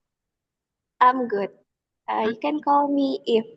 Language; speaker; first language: English; non-native, learner; Indonesian